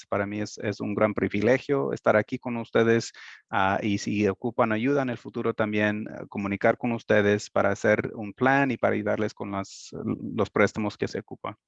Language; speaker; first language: Spanish; early bilingual, heritage; Spanish